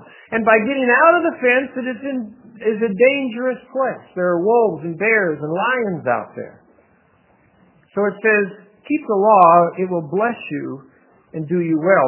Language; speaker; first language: English; native; English